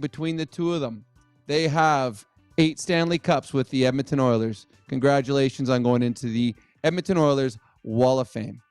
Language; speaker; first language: English; native; English